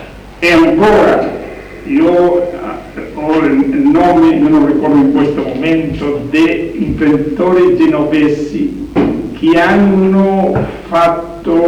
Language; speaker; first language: Italian; non-native, learner; Spanish